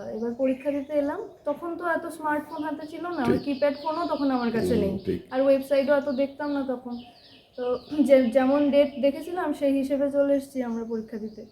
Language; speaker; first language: Bangla; native; Bangla